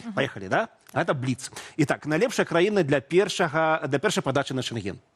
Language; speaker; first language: Belarusian; non-native, local second language; Russian